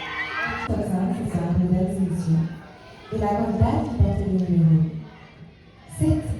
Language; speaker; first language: French; native; French